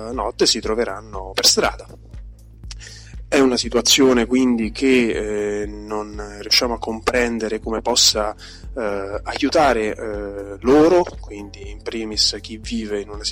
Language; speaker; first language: Italian; native; Italian